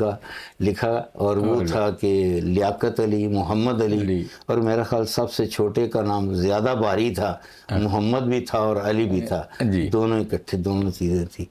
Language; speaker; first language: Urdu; non-native, local second language; Punjabi